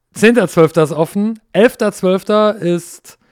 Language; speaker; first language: German; early bilingual, other home language; English